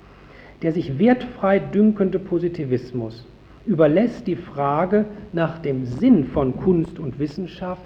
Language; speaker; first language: German; native; German